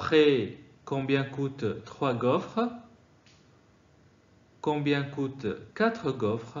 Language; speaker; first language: French; non-native, fluent; Arabic